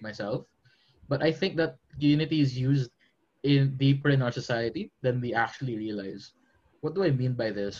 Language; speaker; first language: English; non-native, local second language; Filipino